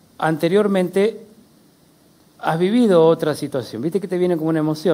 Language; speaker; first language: Spanish; native; Spanish